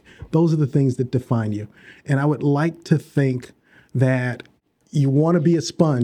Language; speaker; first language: English; native; English